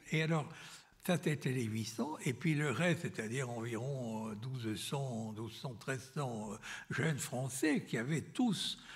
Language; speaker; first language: French; native; French